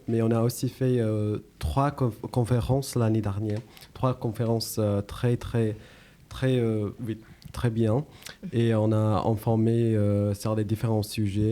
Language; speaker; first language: French; non-native, learner; English